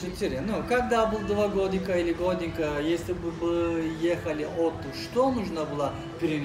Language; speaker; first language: Russian; non-native, learner; Turkish